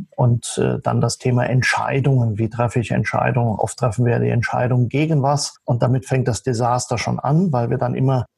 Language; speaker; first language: German; native; German